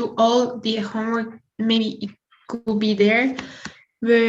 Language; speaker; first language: English; non-native, learner; Spanish